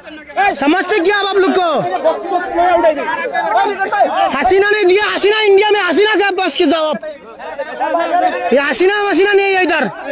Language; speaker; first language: Hindi; non-native, learner; Bangla